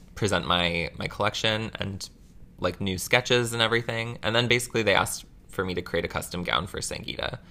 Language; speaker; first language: English; native; English